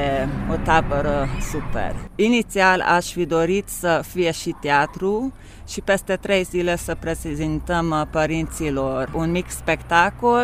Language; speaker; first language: Romanian; non-native, local second language; Hungarian